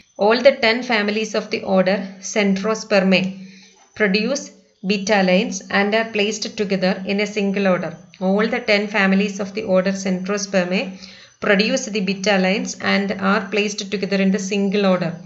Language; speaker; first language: English; non-native, local second language; Malayalam